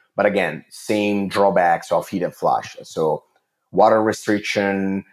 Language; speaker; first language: English; non-native, fluent; Italian